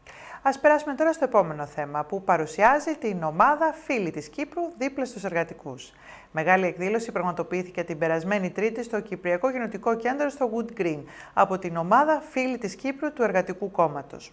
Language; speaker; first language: Greek; native; Greek